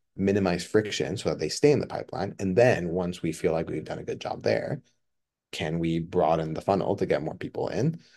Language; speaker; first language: English; non-native, fluent; Spanish